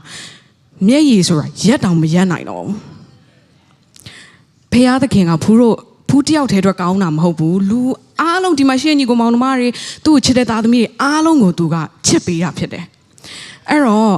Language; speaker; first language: Burmese; non-native, local second language; Tedim Chin